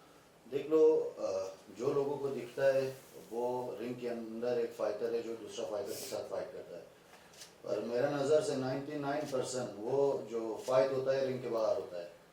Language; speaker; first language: Hindi; non-native, fluent; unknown